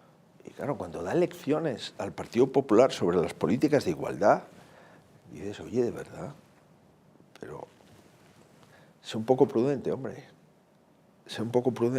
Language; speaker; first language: Spanish; native; Spanish